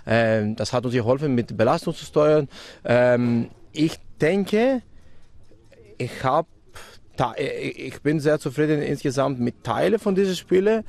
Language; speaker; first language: German; non-native, fluent; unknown